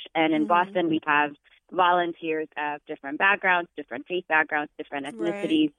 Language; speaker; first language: English; non-native, fluent; Amharic